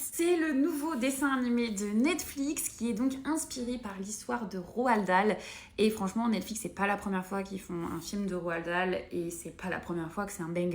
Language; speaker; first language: French; native; French